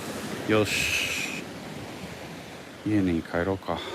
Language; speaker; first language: Japanese; non-native, fluent; English